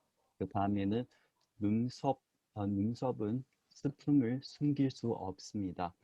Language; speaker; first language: Korean; non-native, fluent; Chinese